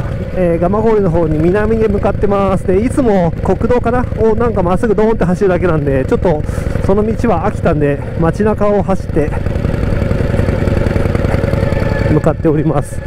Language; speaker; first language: Japanese; native; Japanese